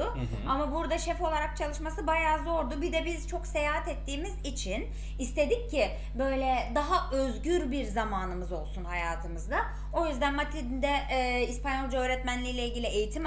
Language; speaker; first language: Turkish; native; Turkish